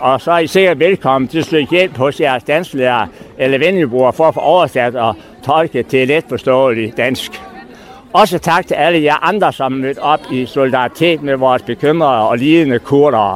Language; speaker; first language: Danish; native; Danish